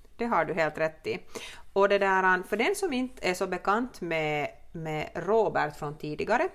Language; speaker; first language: Swedish; native; Swedish